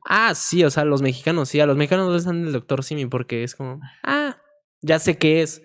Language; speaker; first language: Spanish; native; Spanish